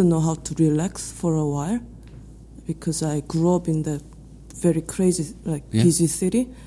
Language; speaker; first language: English; non-native, fluent; Korean